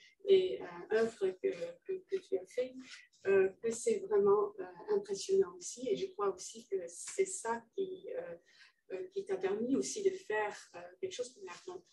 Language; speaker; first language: French; non-native, fluent; Dutch